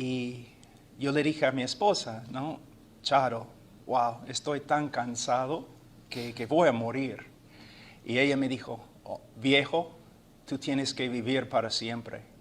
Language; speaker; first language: Spanish; non-native, fluent; English